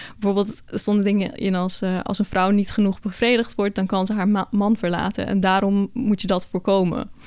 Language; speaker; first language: Dutch; early bilingual, other home language; Persian